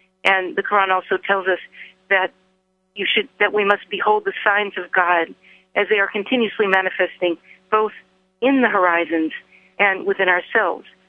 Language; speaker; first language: English; native; English